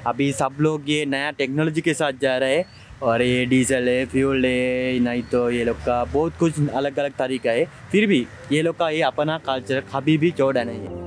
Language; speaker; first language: Hindi; non-native, fluent; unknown